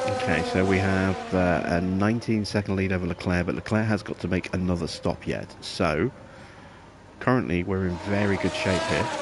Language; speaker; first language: English; native; English